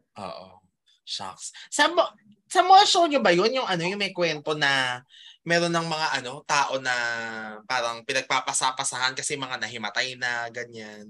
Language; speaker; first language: Filipino; native; Filipino